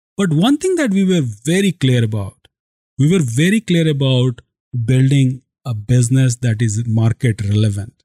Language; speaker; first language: English; non-native, local second language; Hindi